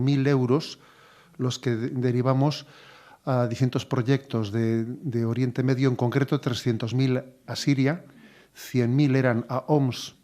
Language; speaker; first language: Spanish; native; Spanish